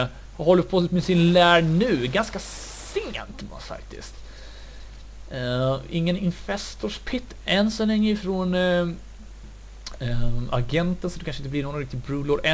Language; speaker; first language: Swedish; native; Swedish